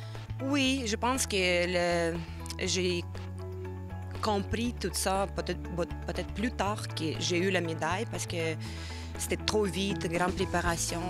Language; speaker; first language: French; non-native, fluent; Russian